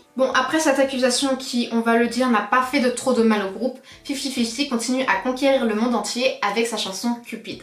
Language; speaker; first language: French; native; French